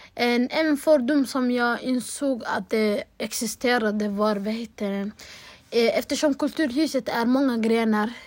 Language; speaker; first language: Swedish; early bilingual, other home language; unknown